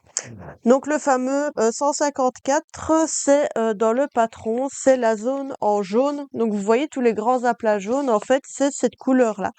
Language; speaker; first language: French; native; French